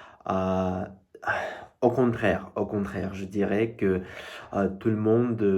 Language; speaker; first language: French; non-native, fluent; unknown